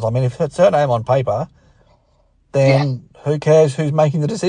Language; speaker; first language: English; native; English